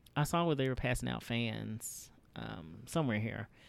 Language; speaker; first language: English; native; English